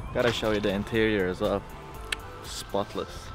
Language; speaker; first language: English; native; English